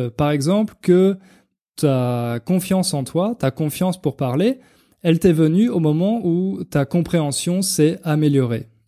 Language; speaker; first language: French; native; French